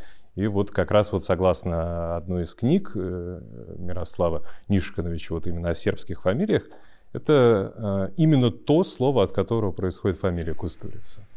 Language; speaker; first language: Russian; native; Russian